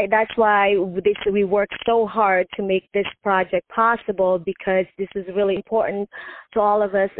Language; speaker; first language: English; non-native, local second language; Filipino